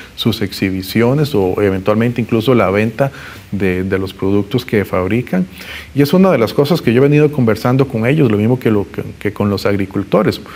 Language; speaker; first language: Spanish; native; Spanish